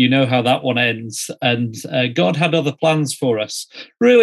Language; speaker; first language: English; native; English